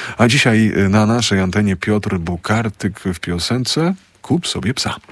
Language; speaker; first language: Polish; native; Polish